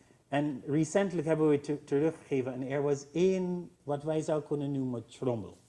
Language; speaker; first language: Dutch; non-native, learner; English